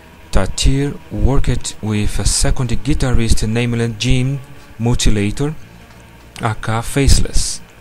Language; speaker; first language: English; non-native, learner; Portuguese